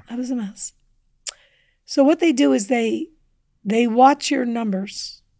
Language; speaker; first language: English; native; English